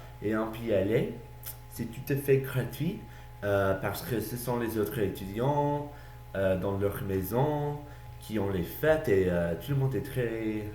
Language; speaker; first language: French; non-native, learner; English